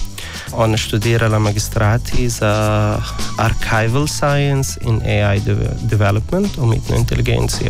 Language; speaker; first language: Slovenian; non-native, learner; Arabic